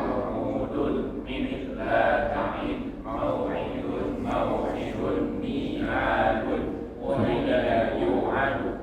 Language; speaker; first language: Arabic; non-native, learner; Indonesian